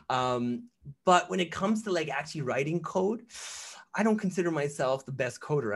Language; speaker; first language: English; native; English